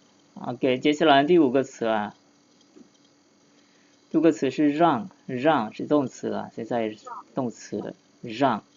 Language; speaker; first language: Chinese; non-native, fluent; Lao